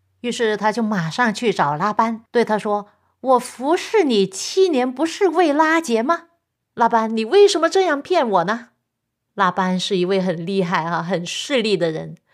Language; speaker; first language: Chinese; non-native, local second language; Cantonese